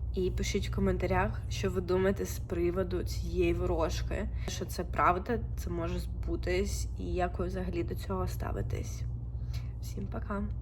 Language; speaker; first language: Ukrainian; native; Ukrainian